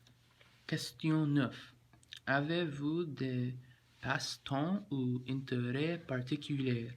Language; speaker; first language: French; non-native, learner; English